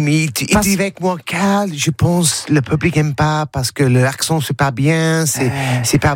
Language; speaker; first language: French; non-native, learner; English